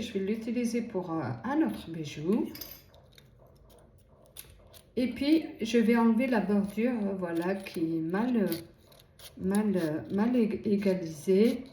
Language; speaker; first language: French; native; French